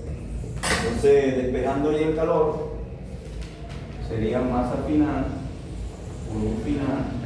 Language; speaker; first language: Spanish; native; Spanish